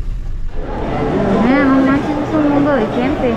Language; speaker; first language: Spanish; native; Spanish